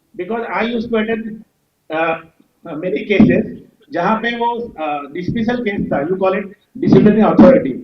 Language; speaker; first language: Hindi; non-native, local second language; Marathi